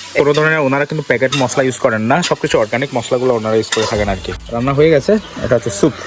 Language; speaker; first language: Bangla; non-native, local second language; Chakma